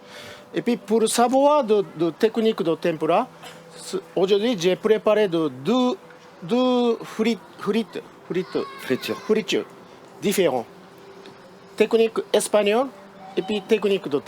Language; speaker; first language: French; non-native, learner; Japanese